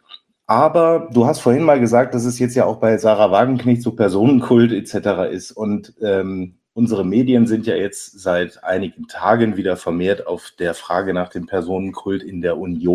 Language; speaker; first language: German; native; German